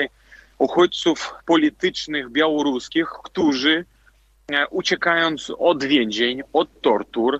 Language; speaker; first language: Polish; non-native, fluent; Belarusian